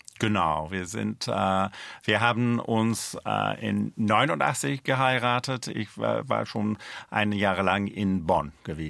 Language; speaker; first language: German; non-native, fluent; English